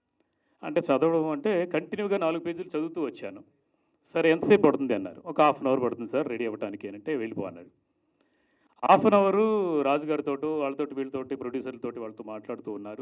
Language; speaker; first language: Telugu; native; Telugu